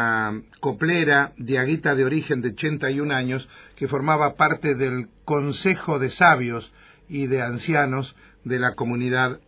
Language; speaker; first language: Spanish; native; Spanish